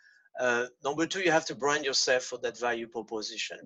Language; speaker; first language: English; non-native, fluent; French